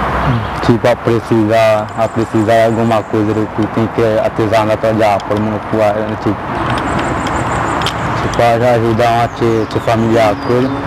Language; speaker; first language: Portuguese; non-native, local second language; Guarani